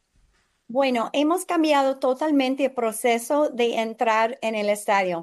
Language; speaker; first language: Spanish; non-native, fluent; English